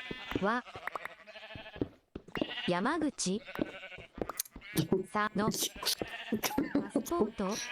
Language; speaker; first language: Japanese; non-native, learner; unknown